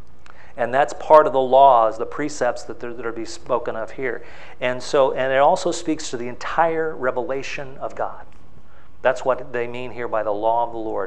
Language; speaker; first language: English; native; English